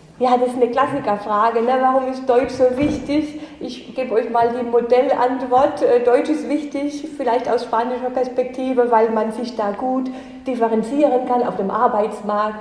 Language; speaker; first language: German; native; German